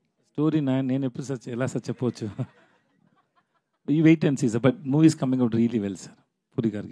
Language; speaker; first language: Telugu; non-native, learner; Tamil